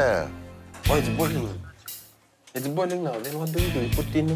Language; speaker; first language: English; non-native, local second language; Fijian